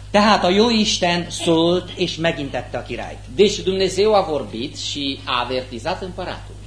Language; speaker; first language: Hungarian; native; Hungarian